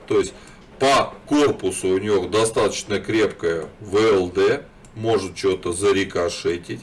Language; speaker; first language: Russian; native; Russian